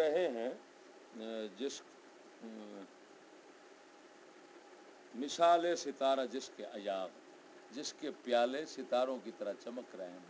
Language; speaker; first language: Urdu; non-native, local second language; Punjabi